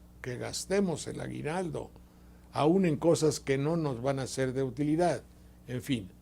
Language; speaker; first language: Spanish; native; Spanish